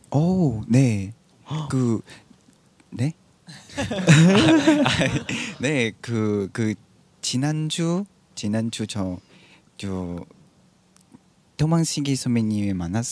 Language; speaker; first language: Korean; non-native, learner; Vietnamese